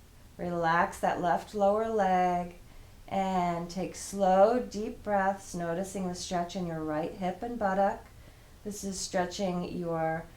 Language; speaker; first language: English; native; English